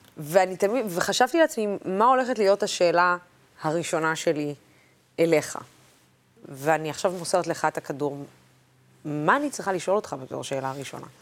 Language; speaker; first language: Hebrew; non-native, local second language; Arabic